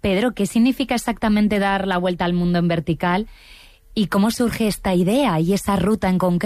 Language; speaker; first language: Spanish; native; Spanish